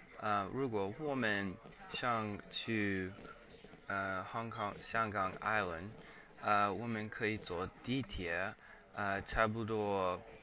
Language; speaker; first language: Chinese; non-native, learner; English